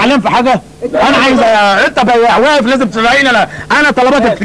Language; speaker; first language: Arabic; native; Arabic